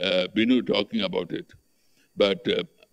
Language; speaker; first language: English; non-native, local second language; Tamil